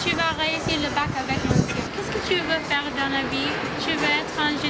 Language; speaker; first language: French; non-native, learner; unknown